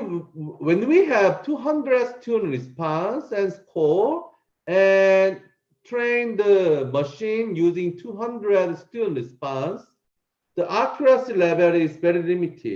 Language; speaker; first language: English; non-native, learner; Korean